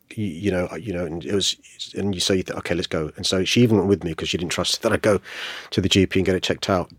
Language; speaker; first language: English; native; English